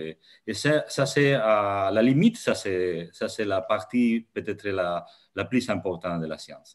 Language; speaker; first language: French; non-native, fluent; Catalan